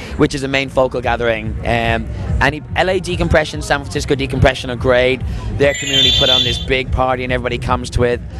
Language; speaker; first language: English; native; English